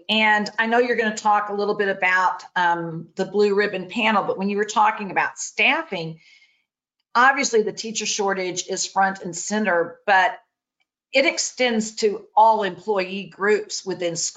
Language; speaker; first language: English; native; English